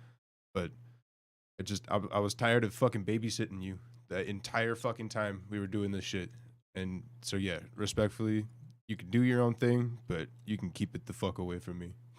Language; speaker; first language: English; native; English